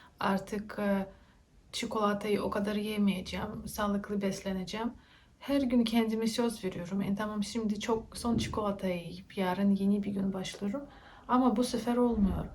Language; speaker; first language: Turkish; non-native, learner; Russian